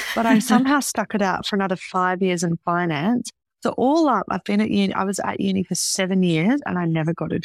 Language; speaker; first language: English; native; English